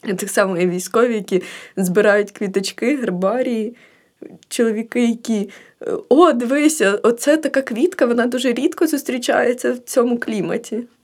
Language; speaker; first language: Ukrainian; native; Ukrainian